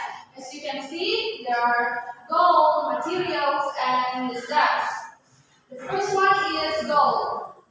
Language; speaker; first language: English; non-native, fluent; Indonesian